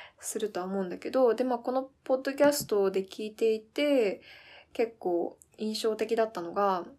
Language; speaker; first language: Japanese; early bilingual, heritage; Japanese